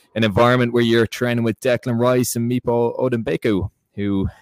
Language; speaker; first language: English; early bilingual, other home language; Portuguese